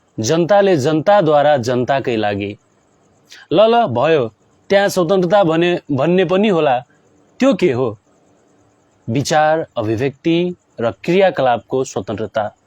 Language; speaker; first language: Nepali; non-native, local second language; Maithili